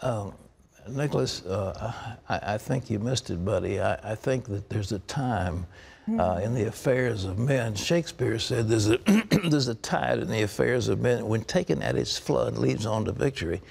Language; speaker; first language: English; native; English